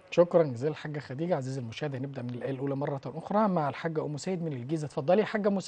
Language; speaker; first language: Arabic; native; Arabic